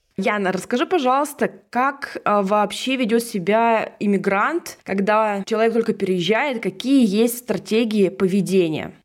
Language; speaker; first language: Russian; native; Russian